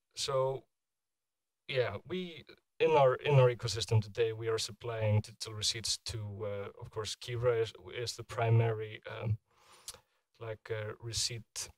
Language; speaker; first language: English; non-native, fluent; Icelandic